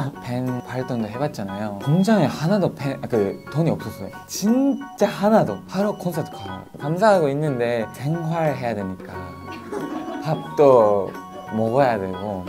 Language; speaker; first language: Korean; non-native, fluent; Japanese